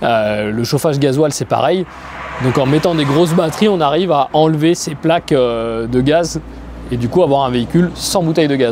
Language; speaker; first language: French; native; French